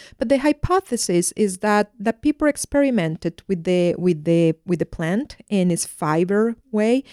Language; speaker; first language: English; non-native, fluent; Spanish